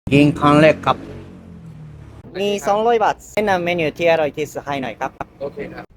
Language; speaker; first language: Thai; non-native, learner; Japanese